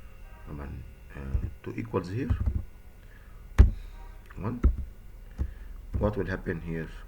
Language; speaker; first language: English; non-native, fluent; Arabic